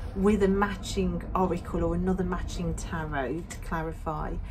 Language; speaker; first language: English; native; English